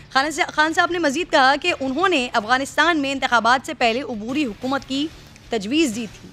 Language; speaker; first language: Urdu; native; Urdu